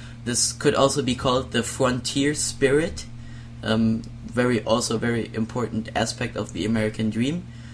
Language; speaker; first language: English; non-native, fluent; German